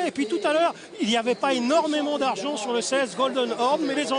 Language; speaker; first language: French; native; French